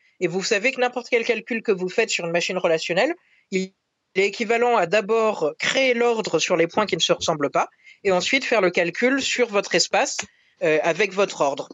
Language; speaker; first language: French; native; French